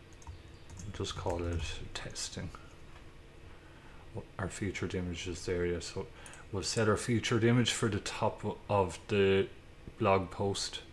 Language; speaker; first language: English; native; English